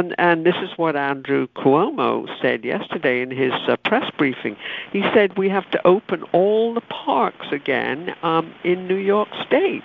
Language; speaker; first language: English; native; English